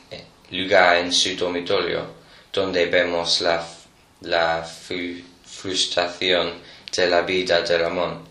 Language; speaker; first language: Spanish; non-native, learner; English